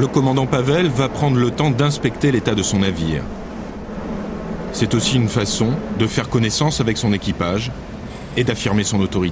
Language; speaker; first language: French; native; French